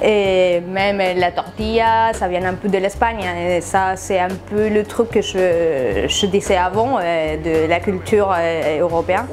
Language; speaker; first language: French; non-native, fluent; Spanish